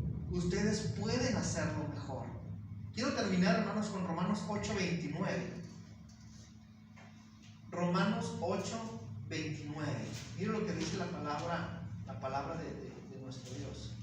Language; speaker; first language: Spanish; native; Spanish